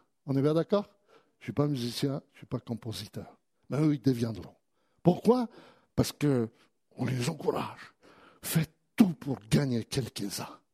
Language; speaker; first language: French; native; French